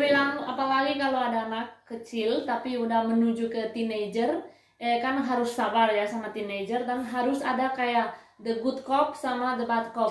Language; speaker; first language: Indonesian; non-native, fluent; Spanish